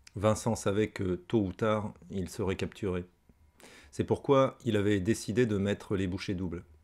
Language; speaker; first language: French; native; French